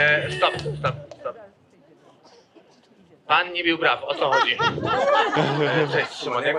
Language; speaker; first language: Polish; native; Polish